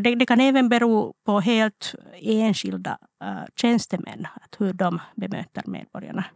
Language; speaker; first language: Swedish; non-native, local second language; Finnish